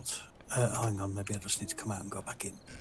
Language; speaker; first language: English; native; English